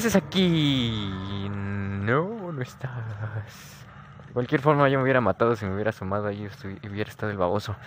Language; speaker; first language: Spanish; native; Spanish